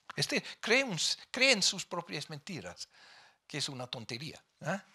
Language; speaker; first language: Spanish; non-native, fluent; English